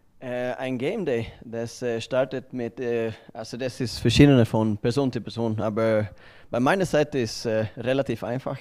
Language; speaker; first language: German; non-native, learner; Swedish